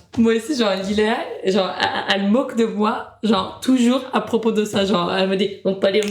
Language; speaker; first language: French; non-native, fluent; Turkish